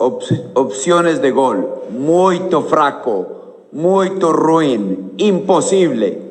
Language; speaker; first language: Portuguese; non-native, learner; Spanish